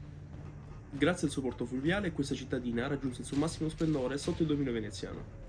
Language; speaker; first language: Italian; native; Italian